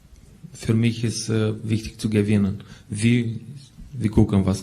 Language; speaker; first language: German; non-native, learner; Romanian